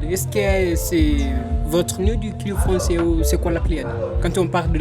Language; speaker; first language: French; non-native, learner; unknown